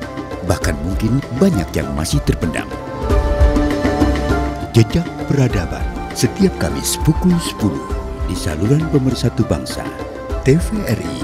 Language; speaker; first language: Indonesian; native; Indonesian